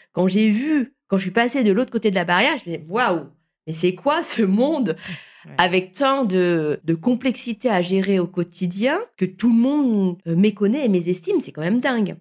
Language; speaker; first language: French; early bilingual, other home language; Vietnamese